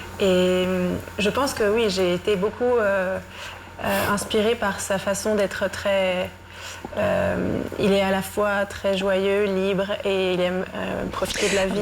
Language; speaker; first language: French; non-native, fluent; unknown